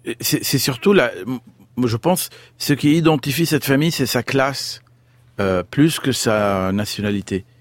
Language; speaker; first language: French; non-native, fluent; Arabic